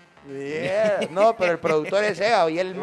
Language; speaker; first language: Spanish; native; Spanish